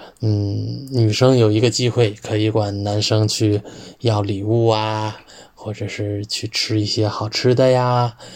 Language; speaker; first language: Chinese; native; Chinese